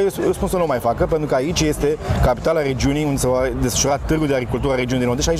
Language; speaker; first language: Romanian; native; Romanian